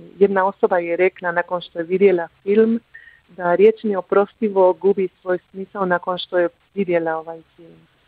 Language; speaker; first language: Croatian; early bilingual, heritage; Croatian